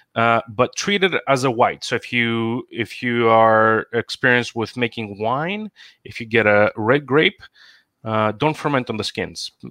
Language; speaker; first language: English; non-native, fluent; Greek